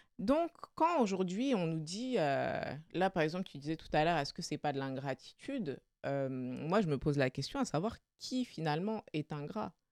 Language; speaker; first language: French; early bilingual, other home language; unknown